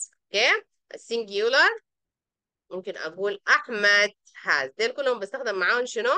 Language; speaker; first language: Arabic; native; Arabic